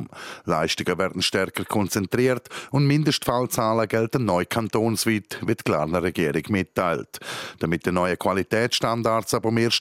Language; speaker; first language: German; native; German